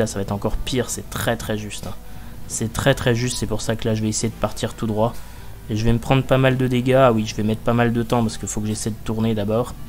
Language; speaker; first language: French; native; French